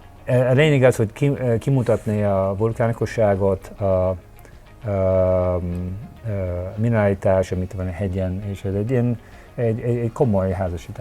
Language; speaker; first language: Hungarian; early bilingual, heritage; Hungarian